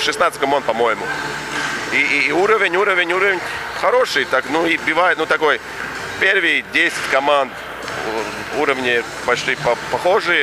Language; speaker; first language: Russian; non-native, fluent; Latvian